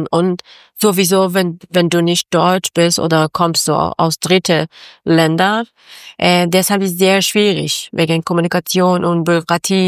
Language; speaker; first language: German; non-native, learner; Persian